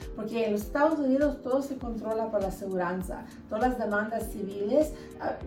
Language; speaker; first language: Spanish; early bilingual, heritage; Spanish